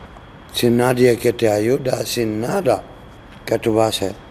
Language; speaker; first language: Spanish; non-native, learner; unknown